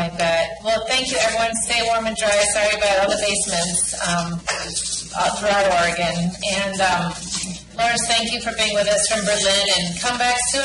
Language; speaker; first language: English; native; English